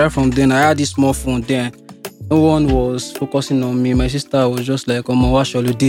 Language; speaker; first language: English; non-native, local second language; Yoruba